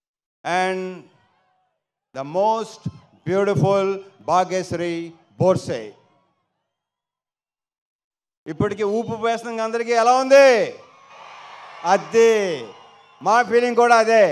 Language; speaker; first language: Telugu; native; Telugu